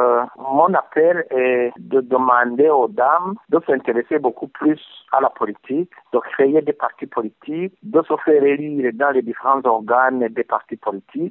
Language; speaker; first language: French; non-native, local second language; Rundi